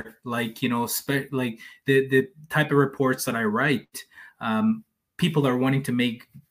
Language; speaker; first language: English; non-native, fluent; Spanish